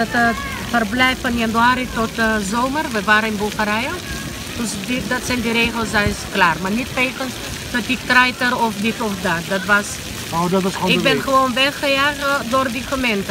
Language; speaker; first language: Dutch; non-native, learner; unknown